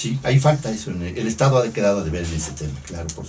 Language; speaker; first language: Spanish; native; Spanish